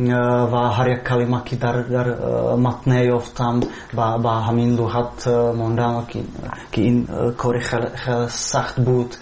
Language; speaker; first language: Persian; non-native, fluent; Slovak